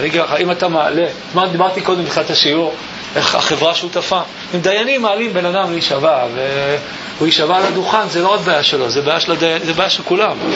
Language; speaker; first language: Hebrew; native; Hebrew